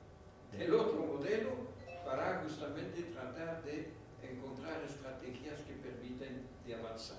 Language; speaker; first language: Spanish; non-native, fluent; French